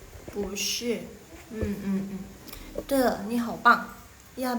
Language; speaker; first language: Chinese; non-native, fluent; Indonesian